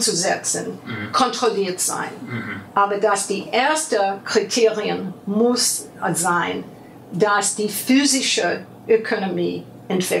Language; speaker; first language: German; non-native, fluent; English